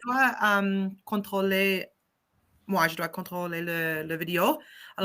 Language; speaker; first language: French; non-native, fluent; English